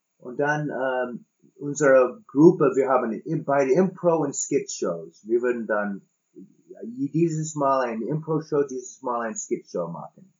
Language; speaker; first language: German; non-native, fluent; English